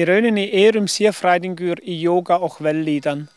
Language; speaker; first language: Icelandic; non-native, learner; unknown